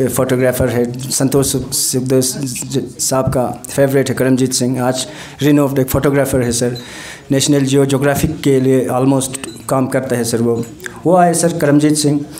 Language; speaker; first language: Hindi; non-native, local second language; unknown